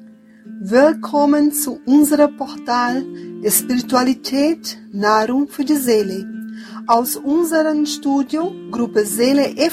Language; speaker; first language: German; non-native, fluent; Portuguese